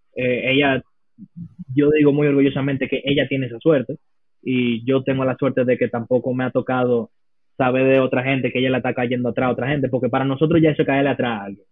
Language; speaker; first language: Spanish; early bilingual, heritage; Spanish